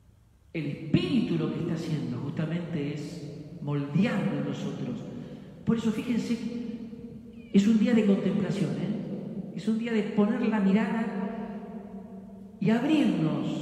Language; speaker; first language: Spanish; native; Spanish